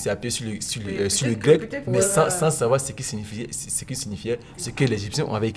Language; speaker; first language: French; non-native, learner; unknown